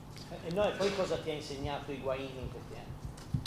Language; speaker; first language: Italian; native; Italian